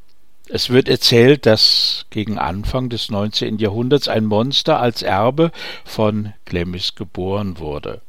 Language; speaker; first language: German; native; German